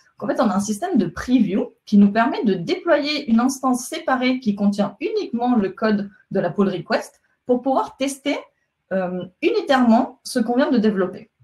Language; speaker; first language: French; non-native, fluent; Spanish